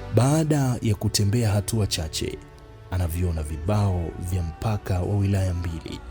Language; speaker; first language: Swahili; native; Swahili